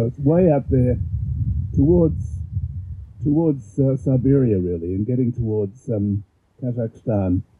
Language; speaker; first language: English; native; English